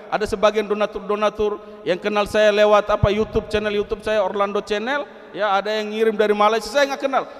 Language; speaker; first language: Indonesian; non-native, local second language; Tetum